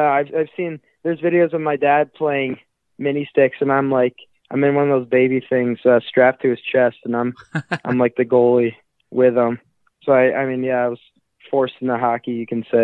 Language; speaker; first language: English; native; English